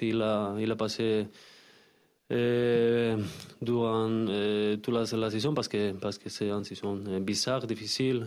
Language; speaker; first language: French; non-native, learner; Spanish